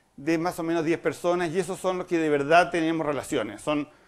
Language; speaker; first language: Spanish; native; Spanish